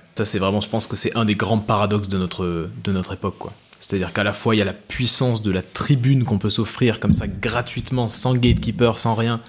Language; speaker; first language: French; native; French